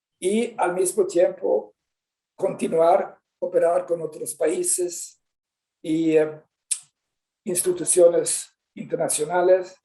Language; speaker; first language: Spanish; non-native, fluent; Swedish